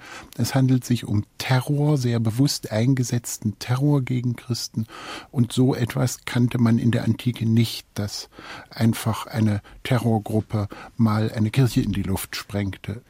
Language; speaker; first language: German; native; German